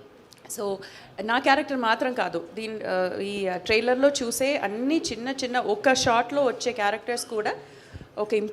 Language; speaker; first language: Telugu; non-native, fluent; Malayalam